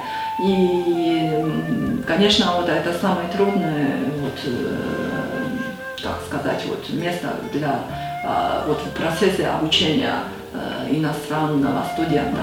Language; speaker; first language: Russian; non-native, fluent; Chinese